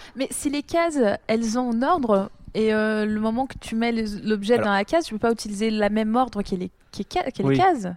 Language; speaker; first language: French; non-native, fluent; Portuguese